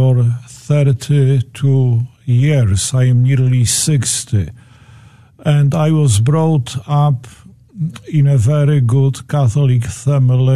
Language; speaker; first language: English; non-native, fluent; Polish